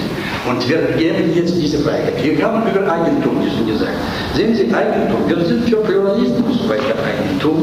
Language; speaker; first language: German; non-native, fluent; Russian